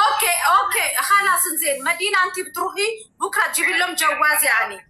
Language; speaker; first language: Arabic; non-native, learner; Amharic